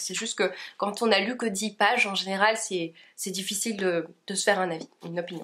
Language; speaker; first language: French; native; French